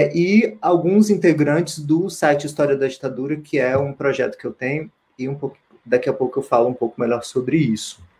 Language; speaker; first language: Portuguese; native; Portuguese